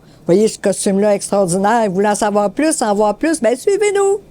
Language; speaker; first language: French; native; French